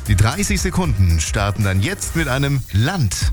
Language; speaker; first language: German; native; German